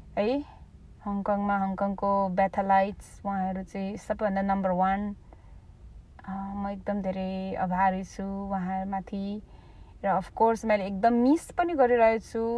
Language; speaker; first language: Nepali; early bilingual, heritage; Nepali